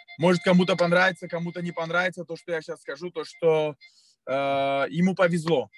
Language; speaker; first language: Russian; native; Russian